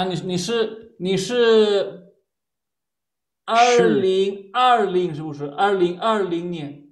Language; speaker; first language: Chinese; non-native, fluent; Spanish